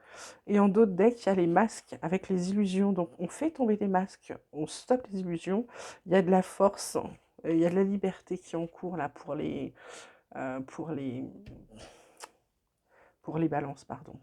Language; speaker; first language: French; native; French